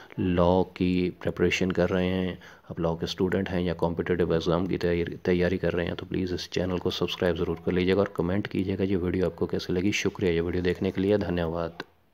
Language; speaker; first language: Hindi; non-native, local second language; Punjabi